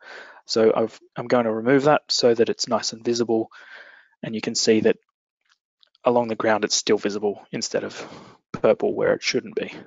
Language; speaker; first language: English; native; English